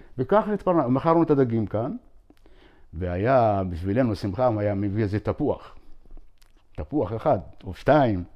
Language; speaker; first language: Hebrew; non-native, local second language; Arabic